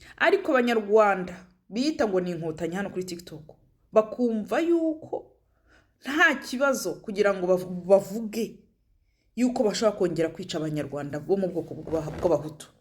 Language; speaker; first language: Kinyarwanda; native; Kinyarwanda